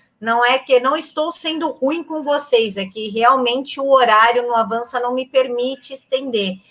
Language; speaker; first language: Portuguese; native; Portuguese